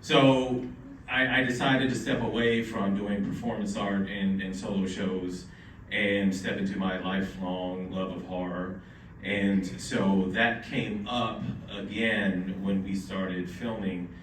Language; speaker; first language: English; native; English